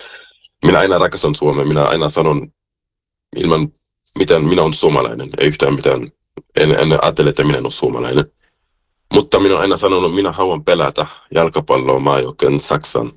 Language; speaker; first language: Finnish; early bilingual, heritage; German